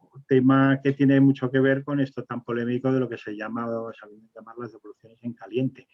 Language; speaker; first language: Spanish; native; Spanish